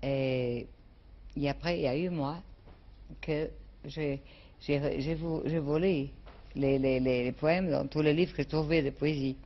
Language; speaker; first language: French; non-native, fluent; Portuguese